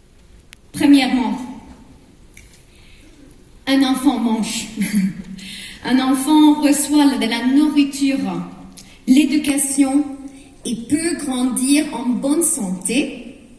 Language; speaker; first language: French; non-native, fluent; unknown